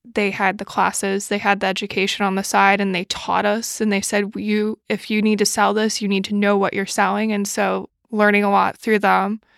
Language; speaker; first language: English; native; English